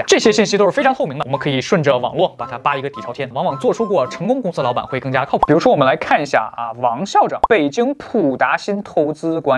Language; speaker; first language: Chinese; native; Chinese